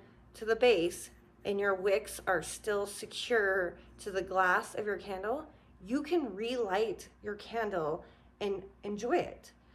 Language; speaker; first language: English; native; English